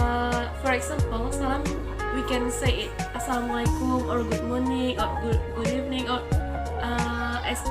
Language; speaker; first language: English; non-native, learner; Indonesian